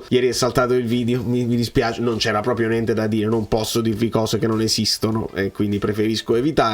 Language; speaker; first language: Italian; native; Italian